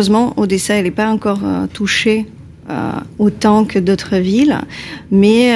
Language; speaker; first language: French; non-native, fluent; Russian